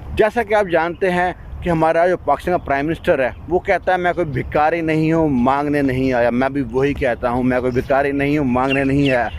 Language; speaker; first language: Urdu; non-native, local second language; Punjabi